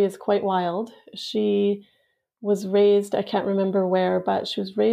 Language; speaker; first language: English; native; English